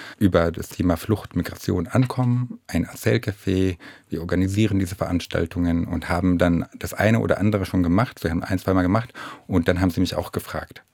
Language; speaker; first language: German; non-native, fluent; Arabic